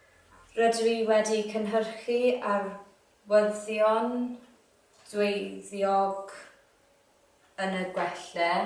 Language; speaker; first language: Welsh; non-native, local second language; English